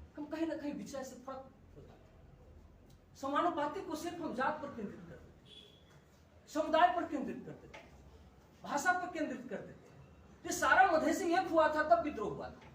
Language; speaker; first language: Hindi; non-native, local second language; Maithili